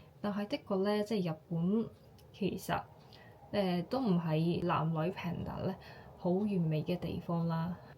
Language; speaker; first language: Cantonese; non-native, fluent; Japanese